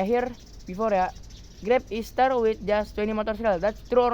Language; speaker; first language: English; non-native, learner; Indonesian